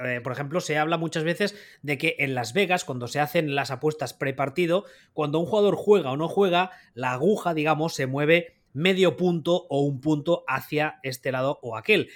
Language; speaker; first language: Spanish; native; Spanish